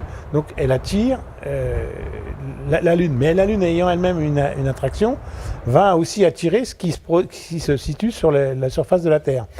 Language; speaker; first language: French; native; French